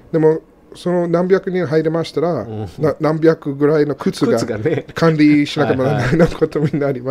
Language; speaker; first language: Japanese; non-native, fluent; English